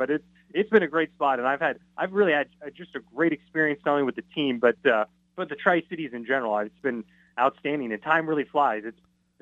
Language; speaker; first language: English; native; English